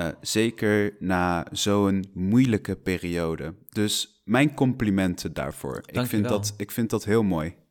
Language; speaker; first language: Dutch; non-native, fluent; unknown